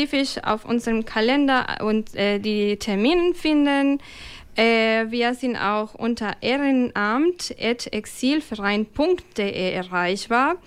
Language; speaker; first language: German; non-native, fluent; Spanish